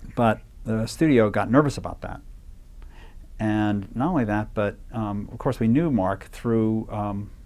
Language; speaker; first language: English; native; English